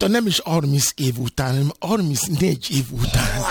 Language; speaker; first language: Hungarian; non-native, fluent; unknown